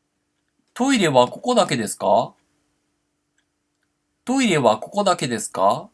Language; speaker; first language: Japanese; non-native, fluent; Portuguese